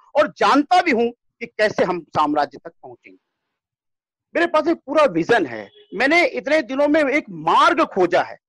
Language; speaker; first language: Hindi; native; Hindi